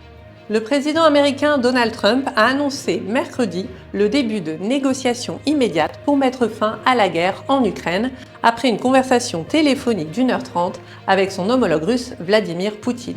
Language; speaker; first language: French; native; French